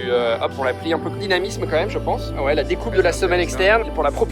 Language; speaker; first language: French; native; French